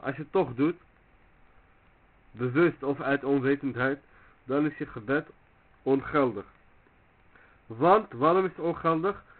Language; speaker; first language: Dutch; early bilingual, other home language; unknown